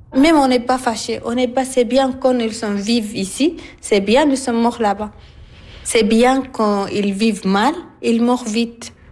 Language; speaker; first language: French; non-native, learner; Arabic